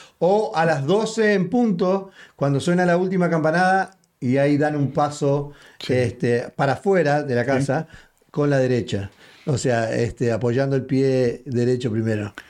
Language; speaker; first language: Spanish; native; Spanish